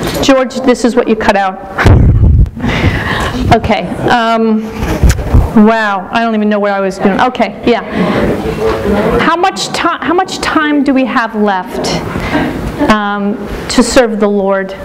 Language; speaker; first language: English; native; English